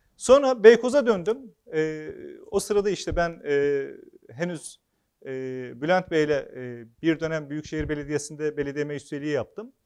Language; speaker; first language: Turkish; native; Turkish